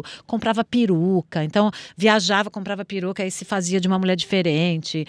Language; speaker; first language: Portuguese; native; Portuguese